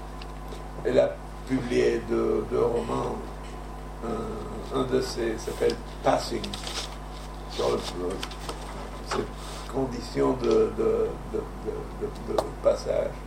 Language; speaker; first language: French; non-native, fluent; Spanish